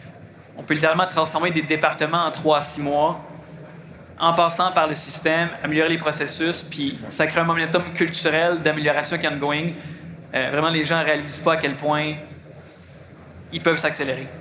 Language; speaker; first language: French; native; French